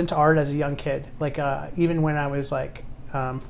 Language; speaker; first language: English; native; English